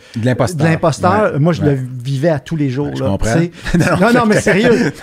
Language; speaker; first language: French; native; French